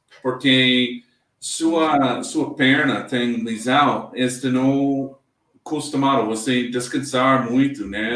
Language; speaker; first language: Portuguese; non-native, learner; English